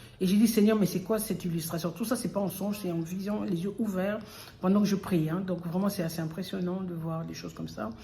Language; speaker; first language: French; early bilingual, other home language; Lingala